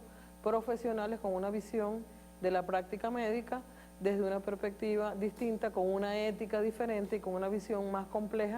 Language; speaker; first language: Spanish; native; Spanish